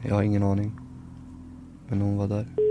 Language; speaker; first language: Swedish; early bilingual, other home language; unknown